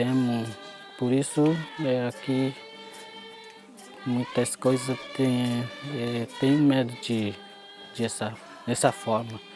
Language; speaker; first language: Portuguese; non-native, local second language; Guarani